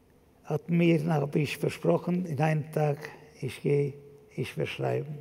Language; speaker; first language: German; non-native, fluent; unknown